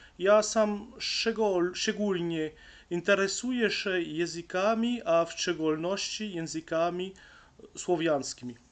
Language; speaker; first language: Polish; non-native, learner; French